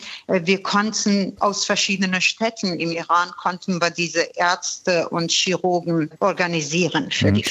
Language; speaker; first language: German; non-native, fluent; Persian